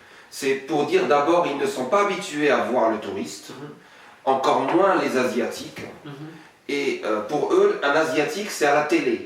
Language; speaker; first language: French; non-native, local second language; Arabic